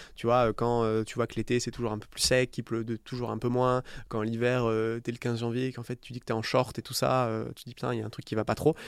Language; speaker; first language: French; native; French